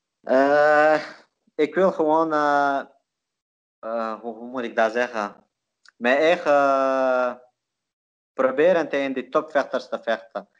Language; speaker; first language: Dutch; non-native, learner; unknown